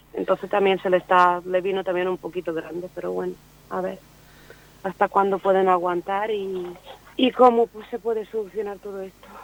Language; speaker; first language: Spanish; non-native, fluent; Ukrainian